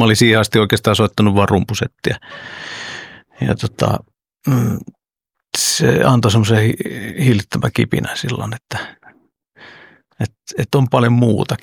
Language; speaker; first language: Finnish; early bilingual, other home language; Oromo